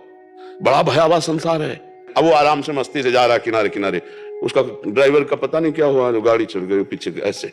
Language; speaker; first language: Hindi; native; Hindi